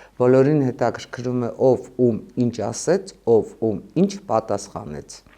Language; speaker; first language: Armenian; native; Armenian